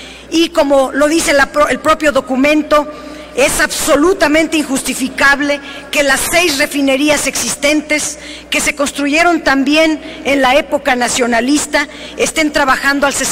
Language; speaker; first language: Spanish; native; Spanish